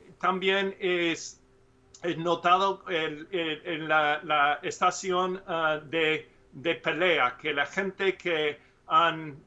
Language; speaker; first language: Spanish; non-native, learner; English